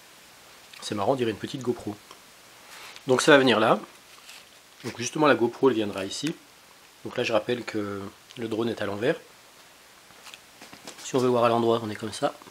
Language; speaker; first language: French; native; French